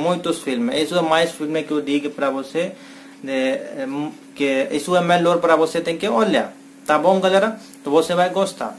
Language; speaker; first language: Portuguese; non-native, learner; Hindi